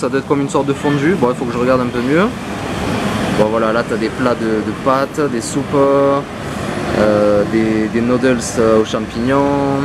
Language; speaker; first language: French; native; French